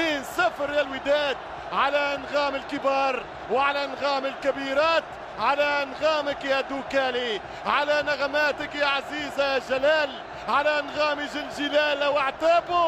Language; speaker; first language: Arabic; native; Arabic